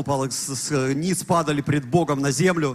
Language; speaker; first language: Russian; native; Russian